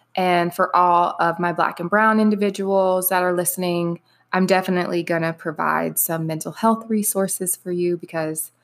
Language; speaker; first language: English; native; English